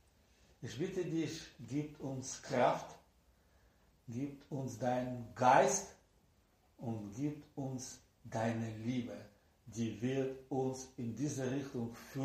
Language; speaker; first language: German; non-native, learner; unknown